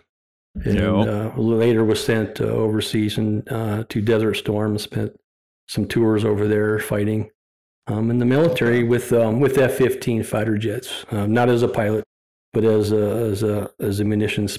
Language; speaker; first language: English; native; English